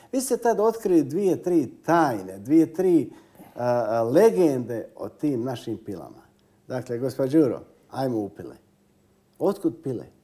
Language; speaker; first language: Croatian; native; Croatian